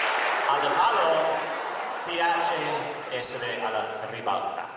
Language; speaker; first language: Italian; non-native, learner; English